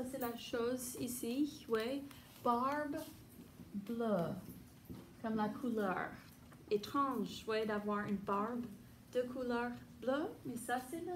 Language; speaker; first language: French; non-native, fluent; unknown